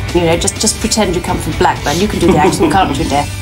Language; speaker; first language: English; native; English